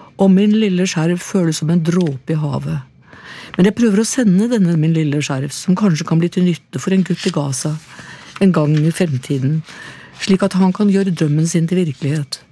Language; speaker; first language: Norwegian; native; Norwegian